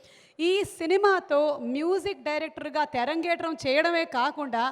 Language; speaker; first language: Telugu; native; Telugu